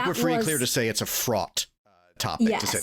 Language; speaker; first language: English; native; English